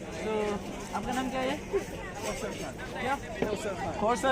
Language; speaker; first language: Hindi; non-native, learner; Tibetan